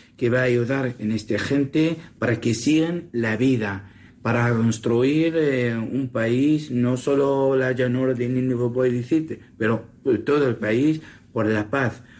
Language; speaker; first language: Spanish; non-native, learner; Assyrian Neo-Aramaic